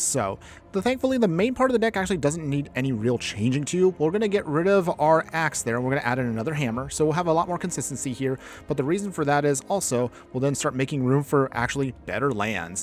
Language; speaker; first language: English; native; English